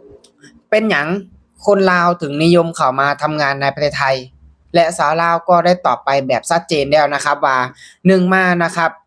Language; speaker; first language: Thai; non-native, local second language; Northeastern Thai